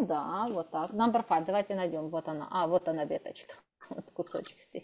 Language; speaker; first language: Russian; native; Russian